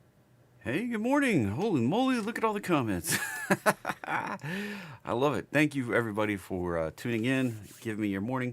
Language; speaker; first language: English; native; English